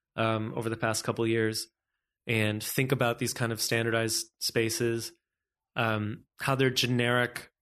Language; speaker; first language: English; native; English